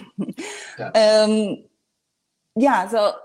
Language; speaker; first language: English; non-native, learner; Spanish